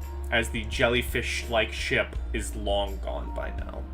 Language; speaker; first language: English; native; English